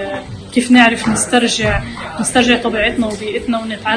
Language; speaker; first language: Arabic; native; Arabic